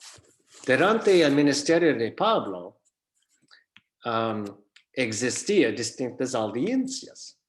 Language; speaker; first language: Spanish; non-native, fluent; English